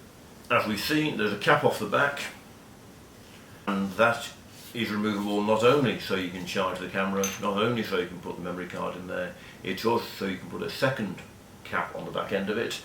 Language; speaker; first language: English; native; English